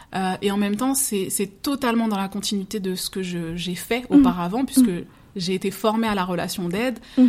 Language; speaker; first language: French; native; French